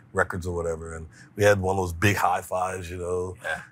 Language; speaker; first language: English; native; English